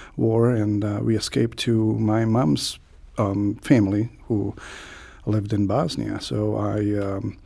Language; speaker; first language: English; non-native, fluent; Croatian